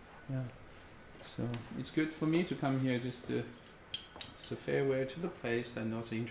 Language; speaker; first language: English; non-native, fluent; Chinese